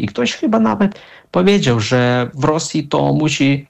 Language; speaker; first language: Polish; non-native, fluent; Russian